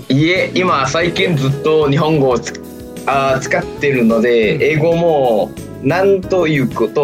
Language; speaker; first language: Japanese; non-native, fluent; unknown